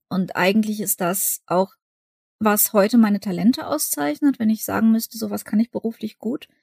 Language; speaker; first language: German; early bilingual, other home language; Russian